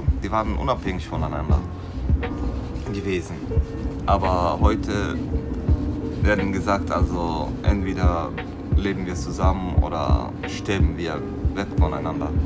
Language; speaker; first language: German; non-native, learner; Somali